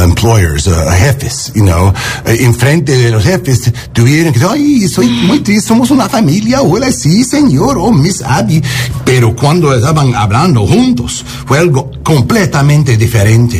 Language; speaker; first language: Spanish; non-native, learner; English